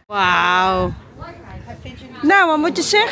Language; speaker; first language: Dutch; non-native, learner; Filipino